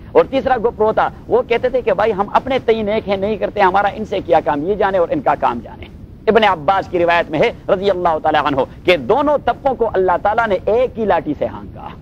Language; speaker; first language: Urdu; non-native, local second language; Pashto